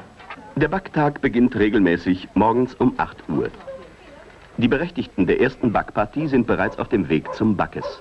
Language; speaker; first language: German; native; German